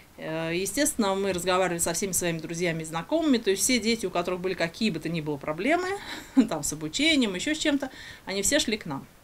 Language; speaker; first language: Russian; native; Russian